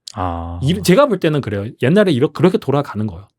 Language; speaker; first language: Korean; early bilingual, heritage; Korean